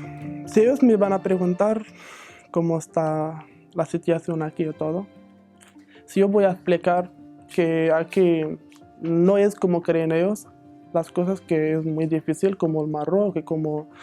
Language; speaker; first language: Spanish; non-native, learner; Arabic